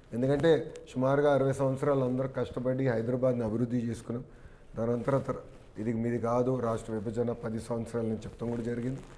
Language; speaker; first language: Telugu; native; Telugu